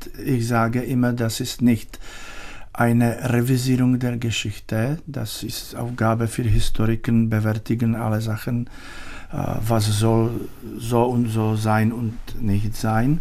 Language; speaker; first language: German; non-native, learner; Czech